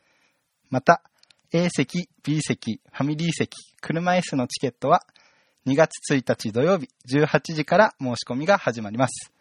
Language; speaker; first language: Japanese; native; Japanese